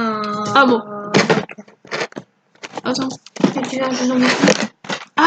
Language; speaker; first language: French; native; French